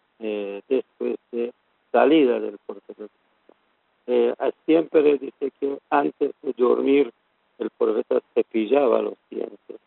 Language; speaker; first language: Spanish; non-native, learner; Persian